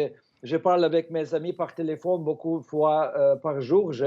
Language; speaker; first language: French; non-native, fluent; Ukrainian